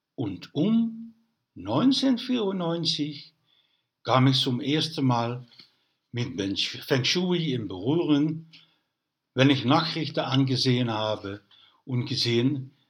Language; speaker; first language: German; non-native, learner; Dutch